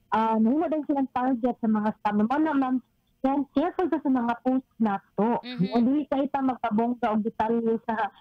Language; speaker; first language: Cebuano; native; Cebuano